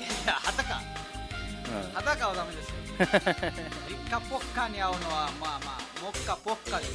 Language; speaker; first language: Japanese; non-native, fluent; Nepali